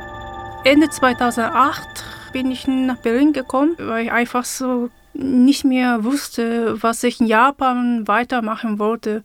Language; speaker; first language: German; non-native, fluent; Japanese